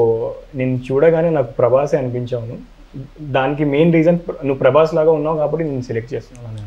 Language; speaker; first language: Telugu; non-native, local second language; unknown